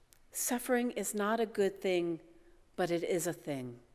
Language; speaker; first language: English; native; English